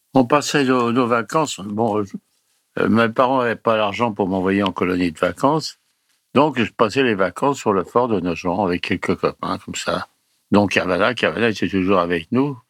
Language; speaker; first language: French; early bilingual, other home language; Italian